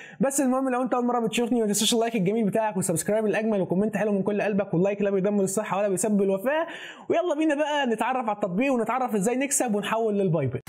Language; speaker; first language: Arabic; native; Arabic